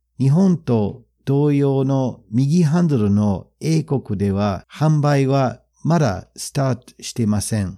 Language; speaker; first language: Japanese; non-native, fluent; English